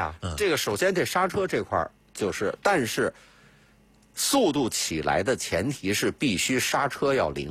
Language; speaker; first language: Chinese; native; Chinese